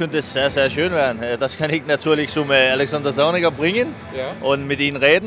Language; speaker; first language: German; non-native, fluent; Danish